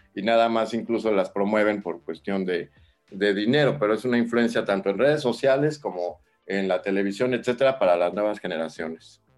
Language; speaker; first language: Spanish; native; Spanish